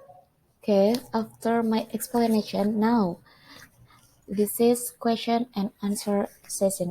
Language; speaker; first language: English; non-native, learner; Indonesian